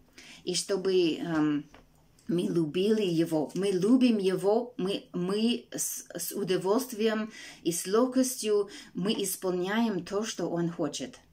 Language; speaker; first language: Russian; non-native, fluent; English